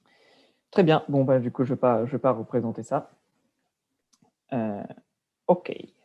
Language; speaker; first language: French; native; French